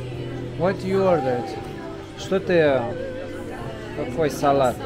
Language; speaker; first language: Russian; non-native, learner; Romanian